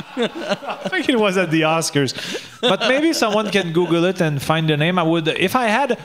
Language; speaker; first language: English; non-native, learner; French